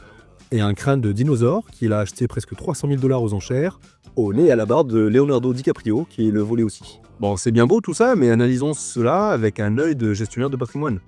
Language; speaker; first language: French; native; French